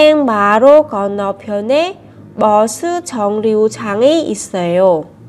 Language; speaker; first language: Korean; non-native, fluent; Vietnamese